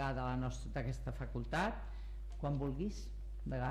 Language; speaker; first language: Catalan; native; Catalan